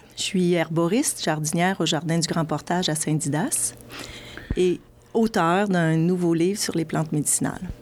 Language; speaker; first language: French; native; French